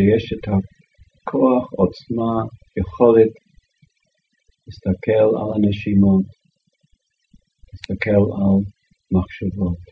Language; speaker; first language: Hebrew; non-native, fluent; English